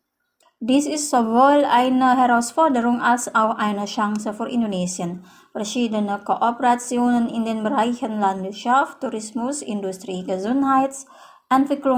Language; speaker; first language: German; non-native, fluent; Indonesian